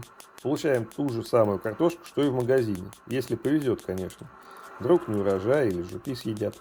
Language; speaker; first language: Russian; native; Russian